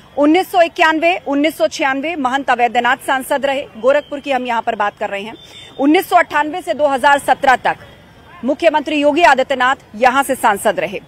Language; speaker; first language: Hindi; native; Hindi